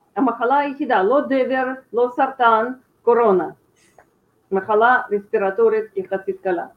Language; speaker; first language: Hebrew; non-native, fluent; Russian